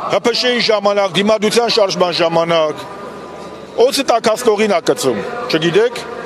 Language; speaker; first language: Armenian; native; Armenian